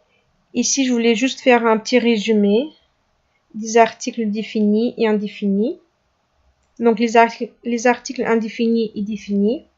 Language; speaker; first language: French; non-native, fluent; Russian